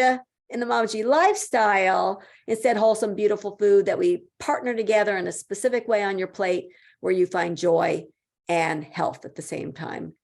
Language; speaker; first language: English; native; English